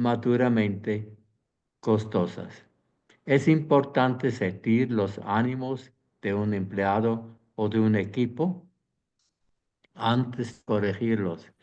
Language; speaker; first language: Spanish; non-native, fluent; Swiss German